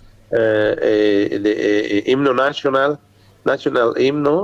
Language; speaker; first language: English; non-native, learner; Spanish